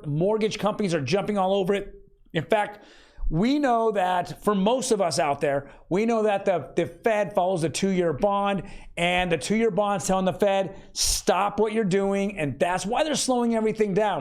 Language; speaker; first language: English; native; English